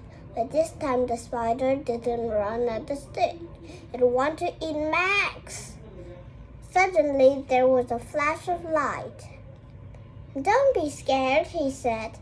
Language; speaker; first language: English; non-native, learner; Vietnamese